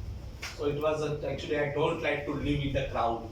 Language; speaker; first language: English; non-native, local second language; Marathi